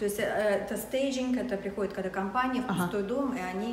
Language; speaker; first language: Russian; native; Russian